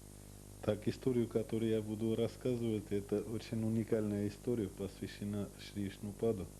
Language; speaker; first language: Russian; non-native, local second language; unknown